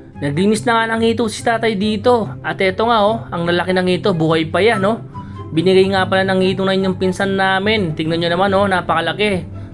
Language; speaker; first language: Filipino; non-native, local second language; Pampanga